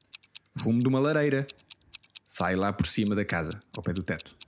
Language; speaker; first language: Portuguese; early bilingual, heritage; Portuguese